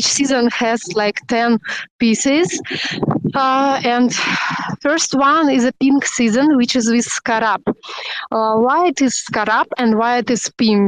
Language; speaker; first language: English; non-native, learner; Russian